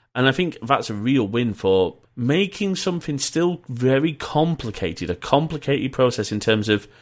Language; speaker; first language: English; native; English